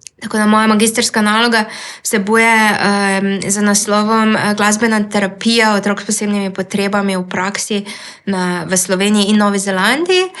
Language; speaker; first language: Slovenian; native; Slovenian